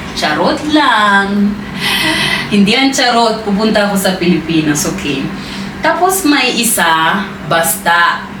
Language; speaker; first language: Filipino; non-native, fluent; Swahili